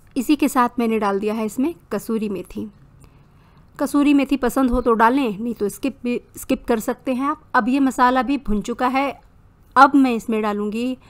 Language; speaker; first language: Hindi; native; Hindi